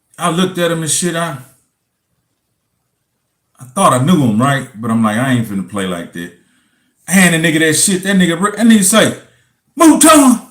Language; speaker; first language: English; native; English